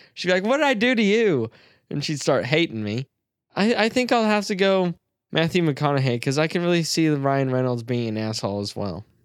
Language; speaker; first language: English; native; English